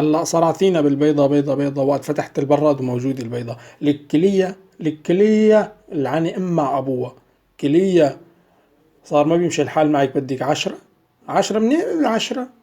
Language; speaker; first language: Arabic; native; Arabic